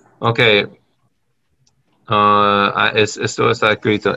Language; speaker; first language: Spanish; non-native, learner; English